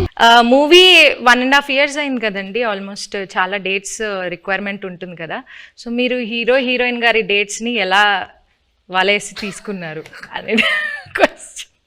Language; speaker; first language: Telugu; native; Telugu